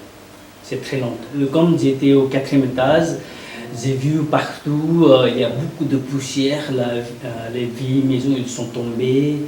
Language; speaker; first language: French; non-native, learner; Nepali